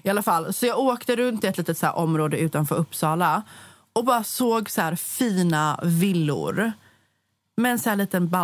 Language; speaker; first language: Swedish; native; Swedish